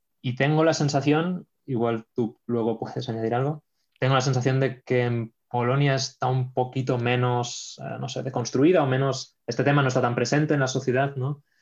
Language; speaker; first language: Spanish; non-native, local second language; Catalan